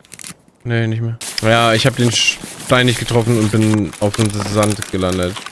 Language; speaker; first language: German; native; German